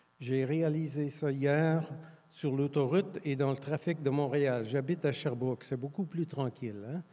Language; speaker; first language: French; non-native, fluent; English